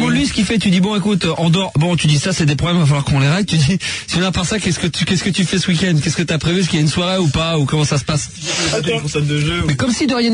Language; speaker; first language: French; native; French